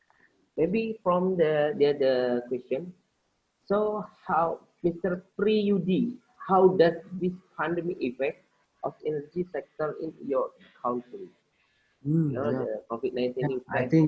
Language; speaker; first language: English; non-native, learner; Indonesian